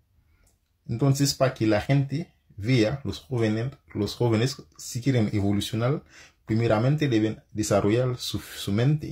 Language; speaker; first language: Spanish; non-native, fluent; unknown